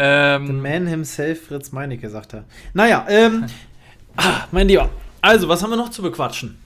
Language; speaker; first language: German; native; German